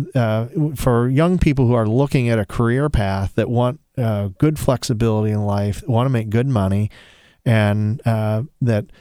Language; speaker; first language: English; native; English